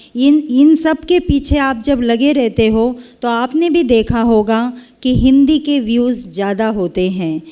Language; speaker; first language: Hindi; non-native, local second language; Kannada